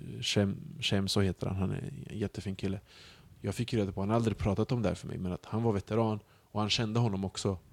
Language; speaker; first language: Swedish; early bilingual, other home language; Bosnian